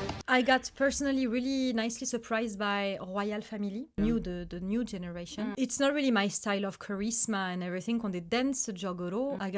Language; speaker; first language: English; non-native, fluent; French